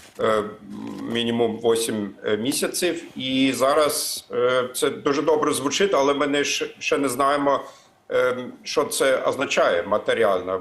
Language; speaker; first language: Ukrainian; non-native, fluent; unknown